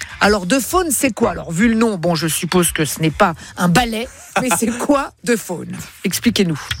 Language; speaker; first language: French; native; French